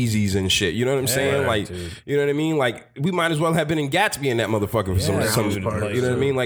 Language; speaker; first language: English; native; English